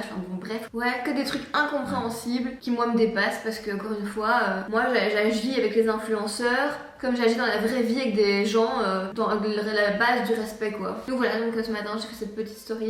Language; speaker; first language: French; native; French